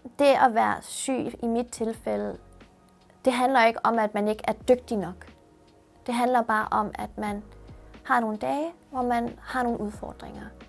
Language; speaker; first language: Danish; early bilingual, other home language; Persian